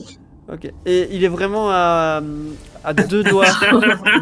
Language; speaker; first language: French; native; French